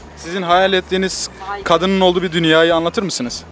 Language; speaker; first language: Turkish; native; Turkish